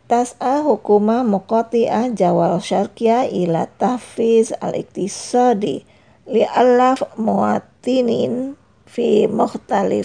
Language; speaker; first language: Arabic; non-native, fluent; Indonesian